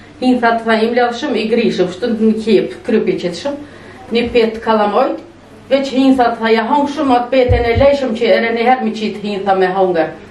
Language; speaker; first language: Albanian; early bilingual, heritage; Albanian